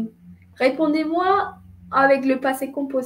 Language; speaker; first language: French; non-native, fluent; Spanish